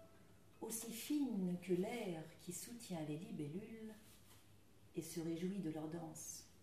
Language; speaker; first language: French; native; French